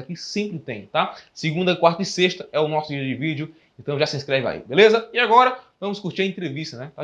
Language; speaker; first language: Portuguese; native; Portuguese